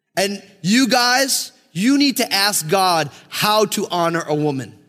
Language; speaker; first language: English; native; English